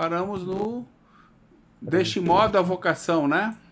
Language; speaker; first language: Portuguese; native; Portuguese